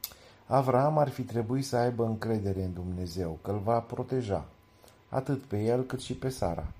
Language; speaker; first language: Romanian; native; Romanian